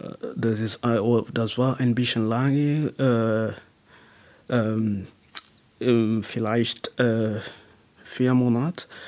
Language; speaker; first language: German; non-native, learner; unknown